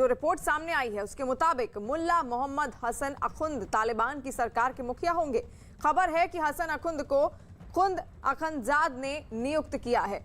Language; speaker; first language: Hindi; native; Hindi